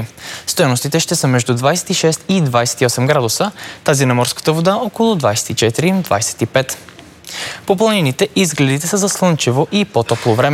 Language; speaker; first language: Bulgarian; native; Bulgarian